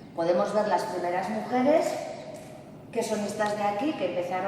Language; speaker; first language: Spanish; non-native, local second language; Basque